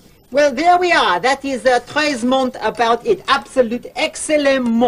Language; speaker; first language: English; native; English